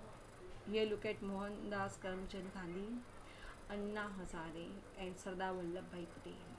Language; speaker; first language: English; non-native, local second language; Gujarati